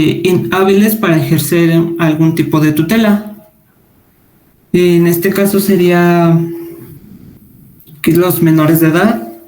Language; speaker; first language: Spanish; native; Spanish